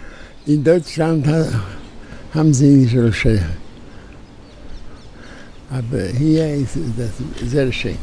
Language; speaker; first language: German; non-native, fluent; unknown